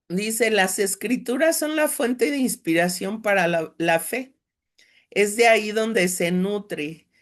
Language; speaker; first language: Spanish; native; Spanish